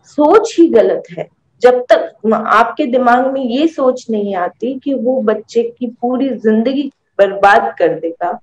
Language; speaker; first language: Hindi; native; Hindi